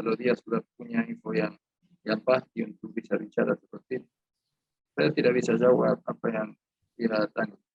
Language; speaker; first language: Indonesian; non-native, fluent; Spanish